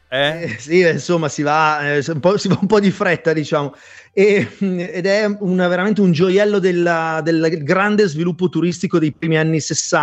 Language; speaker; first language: Italian; native; Italian